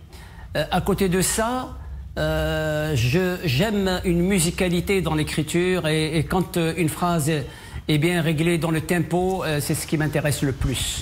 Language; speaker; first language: French; non-native, local second language; Arabic